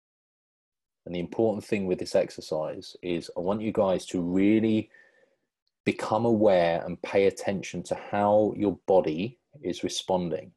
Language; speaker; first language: English; native; English